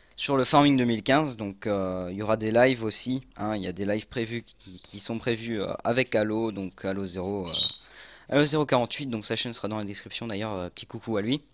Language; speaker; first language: French; native; French